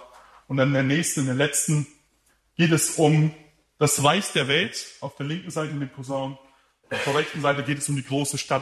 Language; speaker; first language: German; native; German